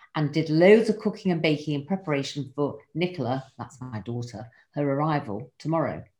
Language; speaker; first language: English; native; English